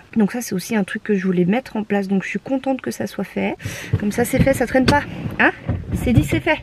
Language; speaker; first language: French; native; French